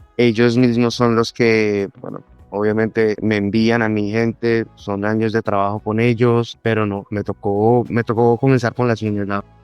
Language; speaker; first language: Spanish; native; Spanish